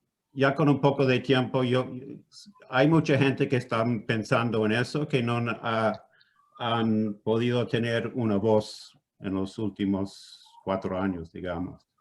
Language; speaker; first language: Spanish; non-native, fluent; Italian